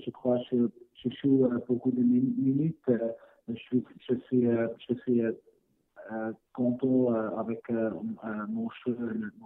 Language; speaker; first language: French; non-native, learner; Swiss German